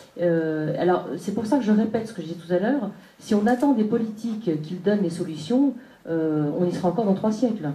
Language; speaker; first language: French; native; French